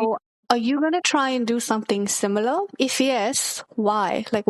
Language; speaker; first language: English; early bilingual, other home language; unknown